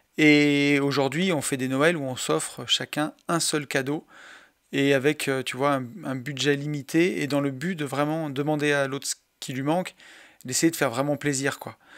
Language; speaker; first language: French; native; French